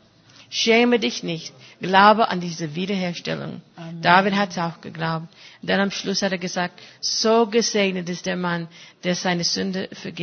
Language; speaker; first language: German; non-native, fluent; English